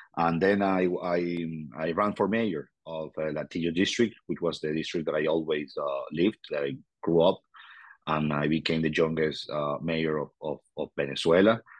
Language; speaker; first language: English; non-native, fluent; Spanish